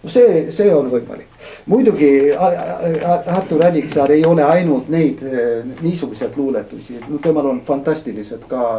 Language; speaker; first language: Estonian; non-native, fluent; Latvian